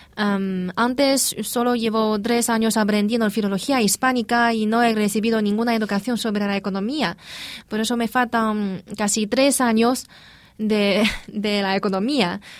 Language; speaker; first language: Spanish; non-native, fluent; Chinese